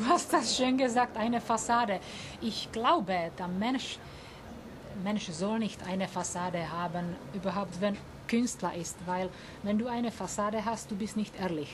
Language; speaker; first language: German; non-native, learner; Czech